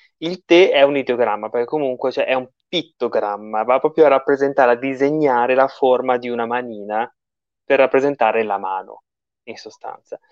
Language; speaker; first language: Italian; native; Italian